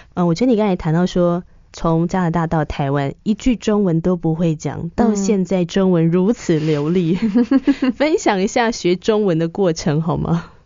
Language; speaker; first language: Chinese; native; Chinese